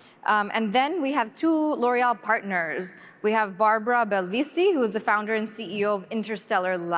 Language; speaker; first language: English; native; English